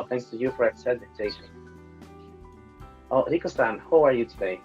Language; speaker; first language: English; non-native, fluent; Spanish